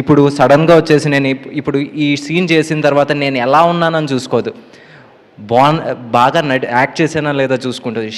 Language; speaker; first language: Telugu; native; Telugu